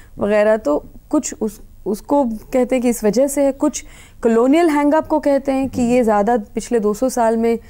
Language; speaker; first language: Hindi; native; Hindi